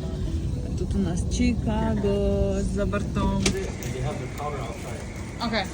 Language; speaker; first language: Russian; native; Russian